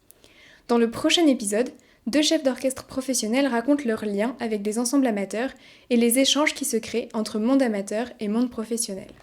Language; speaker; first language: French; native; French